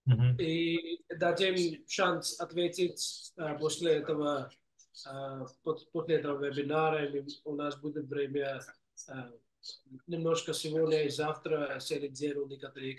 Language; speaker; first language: Russian; non-native, fluent; English